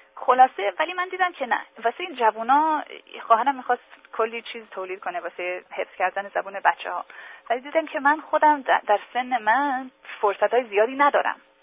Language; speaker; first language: Persian; early bilingual, heritage; English